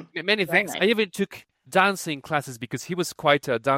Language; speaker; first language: English; non-native, fluent; Spanish